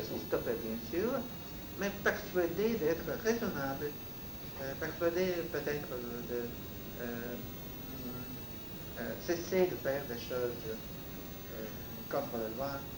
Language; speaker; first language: French; non-native, fluent; Russian